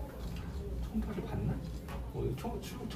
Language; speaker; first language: Korean; native; Korean